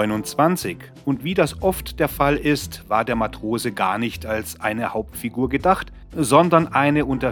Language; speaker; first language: German; native; German